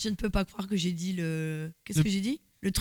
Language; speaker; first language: French; native; French